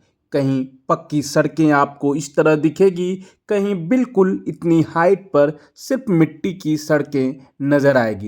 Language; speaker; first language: Hindi; native; Hindi